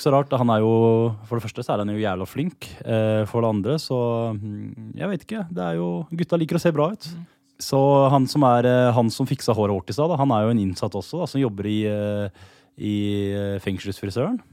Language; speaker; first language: Norwegian; native; Norwegian